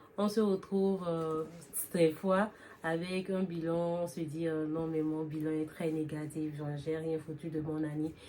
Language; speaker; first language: French; native; French